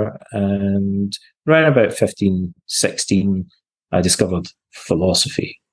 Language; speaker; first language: English; native; English